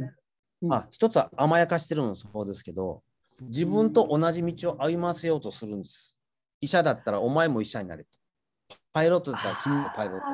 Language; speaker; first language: Japanese; native; Japanese